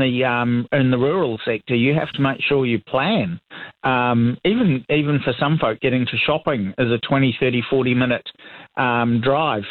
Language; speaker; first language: English; native; English